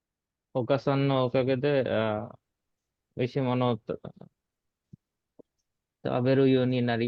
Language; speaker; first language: Japanese; non-native, learner; Bangla